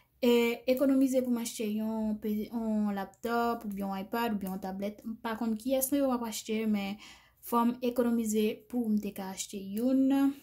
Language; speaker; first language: French; non-native, learner; Haitian Creole